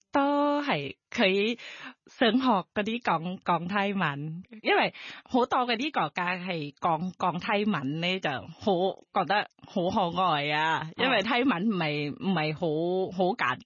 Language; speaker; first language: Cantonese; non-native, learner; Thai